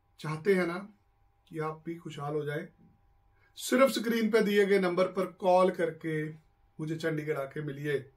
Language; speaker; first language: Hindi; non-native, local second language; Punjabi